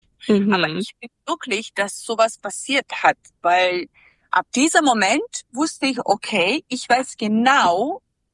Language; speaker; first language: German; non-native, learner; Serbian